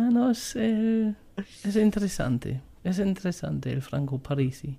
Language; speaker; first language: Spanish; non-native, fluent; German